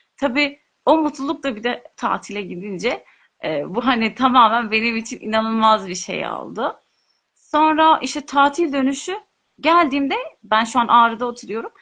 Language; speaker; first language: Turkish; non-native, local second language; Kurdish